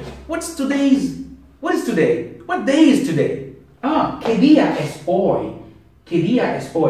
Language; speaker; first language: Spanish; non-native, learner; Haitian Creole